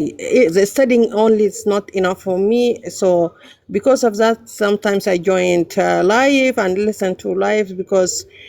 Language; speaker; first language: English; non-native, learner; Arabic